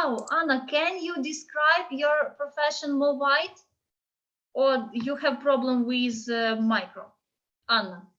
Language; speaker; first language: English; non-native, fluent; Ukrainian